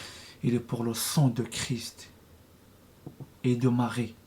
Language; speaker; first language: French; non-native, learner; Arabic